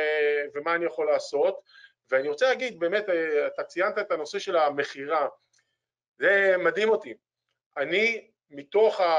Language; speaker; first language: Hebrew; native; Hebrew